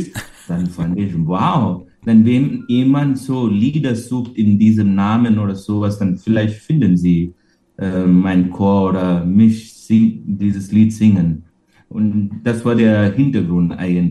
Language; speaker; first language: German; non-native, fluent; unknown